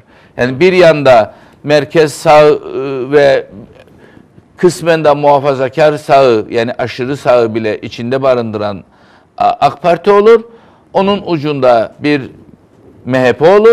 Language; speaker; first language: Turkish; native; Turkish